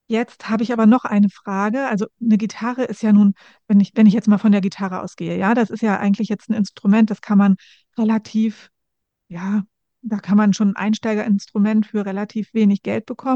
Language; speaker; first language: German; native; German